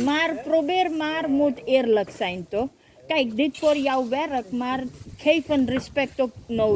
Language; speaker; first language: Dutch; non-native, learner; Hindi